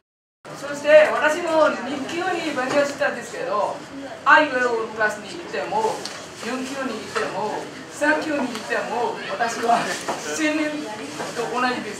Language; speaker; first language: Japanese; non-native, learner; Burmese